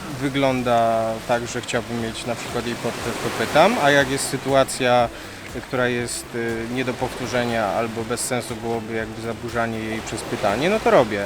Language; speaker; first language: Polish; native; Polish